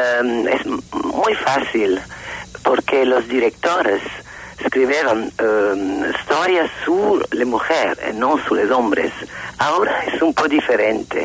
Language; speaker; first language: Spanish; non-native, learner; Italian